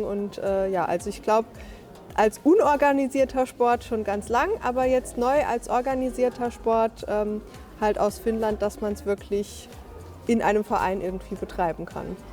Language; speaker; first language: German; native; German